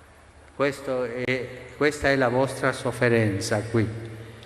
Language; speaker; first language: Italian; non-native, fluent; Spanish